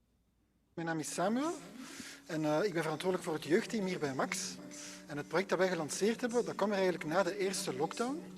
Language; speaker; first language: Dutch; native; Dutch